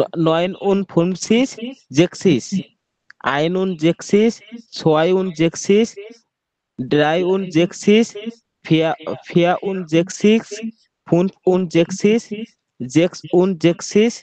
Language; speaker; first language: German; non-native, learner; Bangla